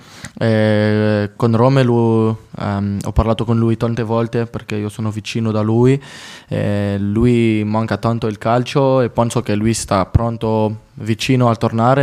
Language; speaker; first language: Italian; non-native, fluent; French